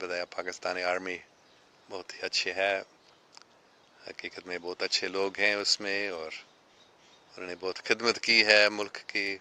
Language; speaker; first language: Hindi; non-native, fluent; English